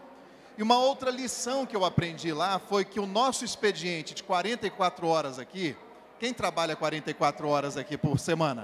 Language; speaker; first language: Portuguese; native; Portuguese